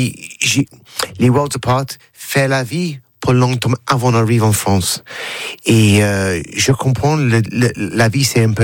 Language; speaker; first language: French; non-native, learner; English